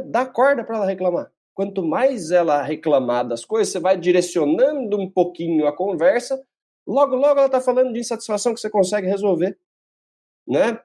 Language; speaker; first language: Portuguese; native; Portuguese